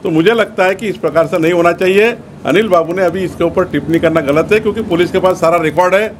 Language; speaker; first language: Hindi; non-native, local second language; Marathi